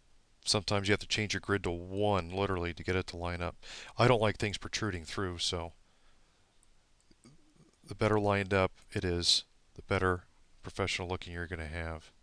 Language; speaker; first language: English; native; English